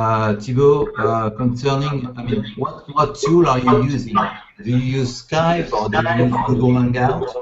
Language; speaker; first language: English; non-native, fluent; French